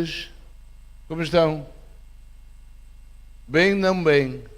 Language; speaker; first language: Portuguese; non-native, learner; Malay